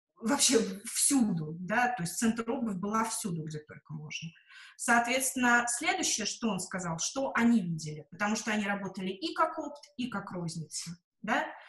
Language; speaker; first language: Russian; native; Russian